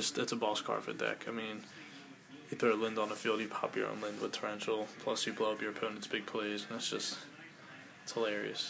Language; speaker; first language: English; native; English